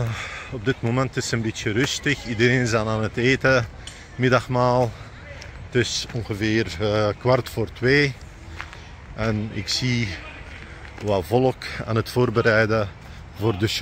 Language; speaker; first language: Dutch; non-native, fluent; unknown